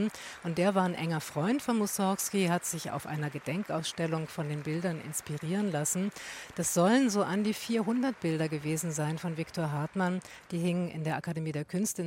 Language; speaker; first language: German; native; German